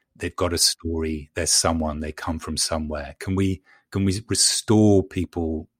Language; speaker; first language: English; native; English